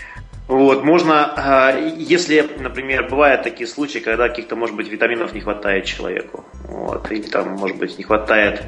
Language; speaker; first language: Russian; native; Russian